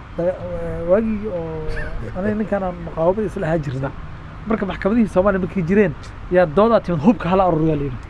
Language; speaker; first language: Somali; native; Somali